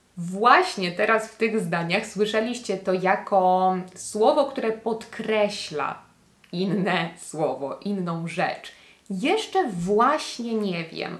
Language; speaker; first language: Polish; native; Polish